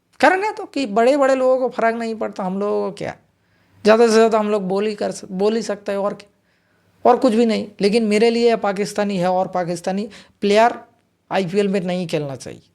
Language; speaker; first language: Hindi; non-native, local second language; Bangla